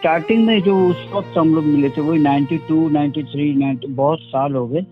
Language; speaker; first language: Hindi; native; Hindi